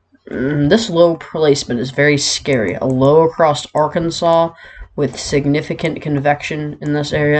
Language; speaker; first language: English; native; English